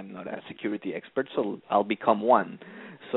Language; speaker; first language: English; non-native, fluent; Spanish